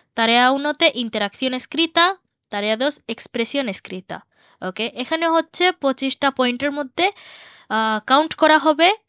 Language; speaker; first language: Bangla; early bilingual, heritage; Bangla